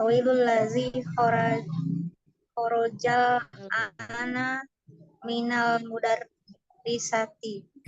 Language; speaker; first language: Arabic; non-native, learner; Indonesian